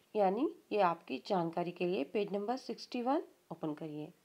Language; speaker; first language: Hindi; non-native, local second language; Kannada